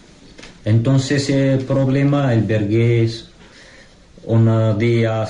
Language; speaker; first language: Spanish; non-native, learner; Arabic